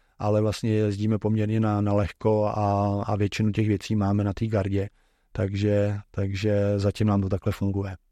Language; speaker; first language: Czech; native; Czech